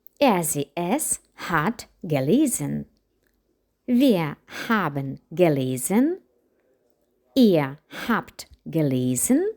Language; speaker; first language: German; non-native, fluent; Ukrainian